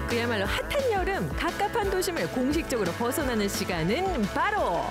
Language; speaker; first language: Korean; native; Korean